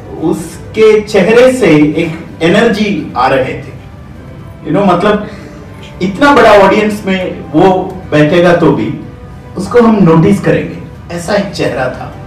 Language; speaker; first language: Hindi; non-native, fluent; Bangla